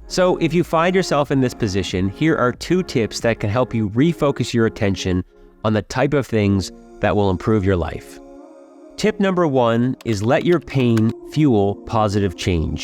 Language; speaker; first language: English; native; English